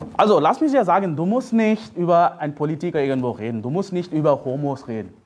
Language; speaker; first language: German; non-native, fluent; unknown